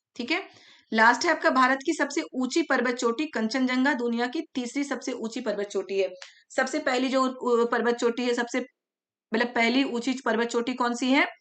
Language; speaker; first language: Hindi; native; Hindi